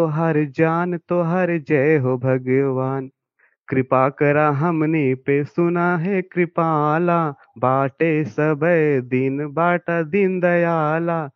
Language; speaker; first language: Hindi; native; Hindi